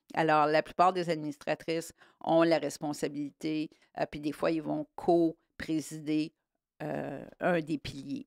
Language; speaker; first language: French; native; French